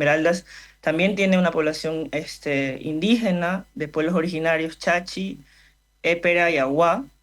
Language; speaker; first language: Spanish; native; Spanish